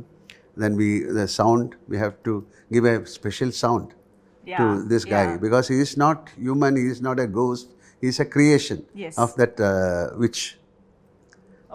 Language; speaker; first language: English; non-native, local second language; Malayalam